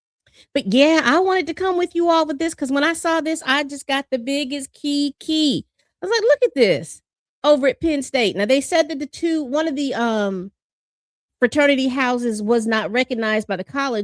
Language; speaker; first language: English; native; English